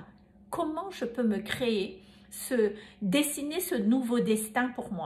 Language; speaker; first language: French; native; French